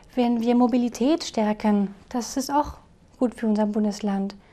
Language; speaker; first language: German; non-native, fluent; French